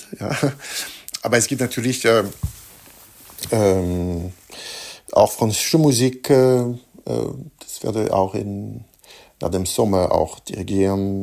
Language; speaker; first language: German; non-native, fluent; French